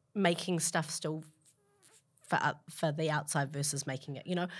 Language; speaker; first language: English; native; English